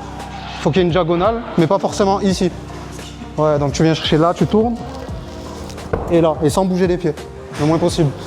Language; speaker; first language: French; native; French